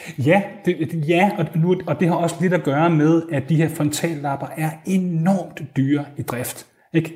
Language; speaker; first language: Danish; native; Danish